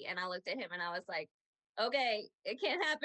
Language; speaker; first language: English; native; English